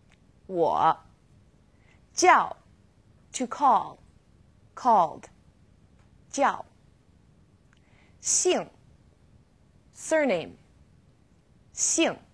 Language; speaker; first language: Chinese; non-native, fluent; English